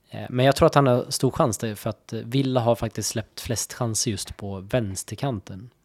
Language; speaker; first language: Swedish; native; Swedish